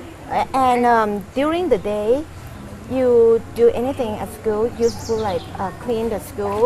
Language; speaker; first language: English; non-native, learner; Thai